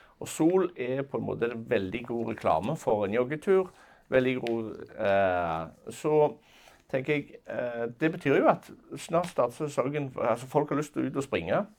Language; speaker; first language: Norwegian; native; Norwegian